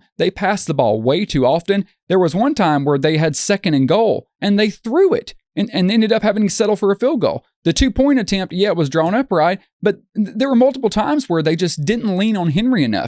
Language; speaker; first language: English; native; English